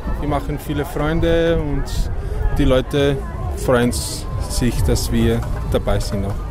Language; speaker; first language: German; non-native, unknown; Portuguese